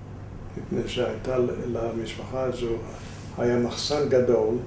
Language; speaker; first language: Hebrew; non-native, fluent; Spanish